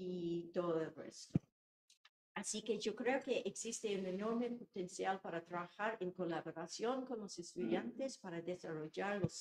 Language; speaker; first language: Spanish; non-native, fluent; English